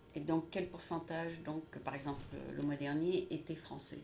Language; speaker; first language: French; native; French